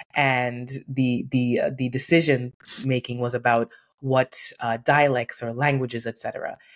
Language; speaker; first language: English; native; English